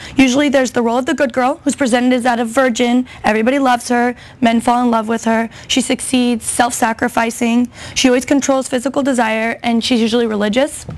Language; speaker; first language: English; native; English